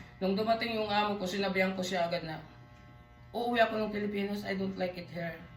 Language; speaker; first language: Filipino; non-native, local second language; Cebuano